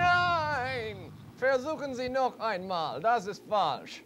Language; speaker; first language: German; non-native, learner; English